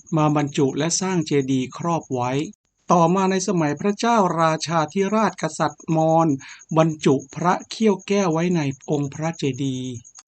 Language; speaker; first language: Thai; native; Thai